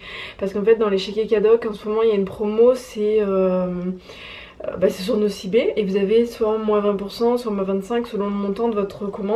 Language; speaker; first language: French; native; French